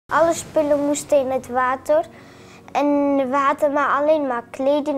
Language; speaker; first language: Dutch; early bilingual, other home language; Arabic